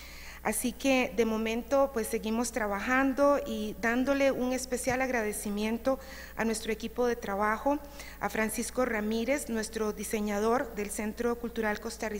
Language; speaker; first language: Spanish; native; Spanish